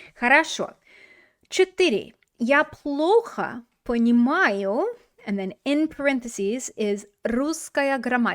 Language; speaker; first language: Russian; non-native, fluent; English